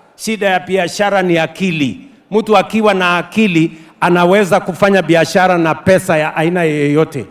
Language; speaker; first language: Swahili; non-native, local second language; Kalenjin